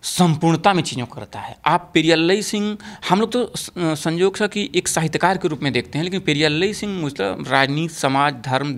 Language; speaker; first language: Hindi; native; Hindi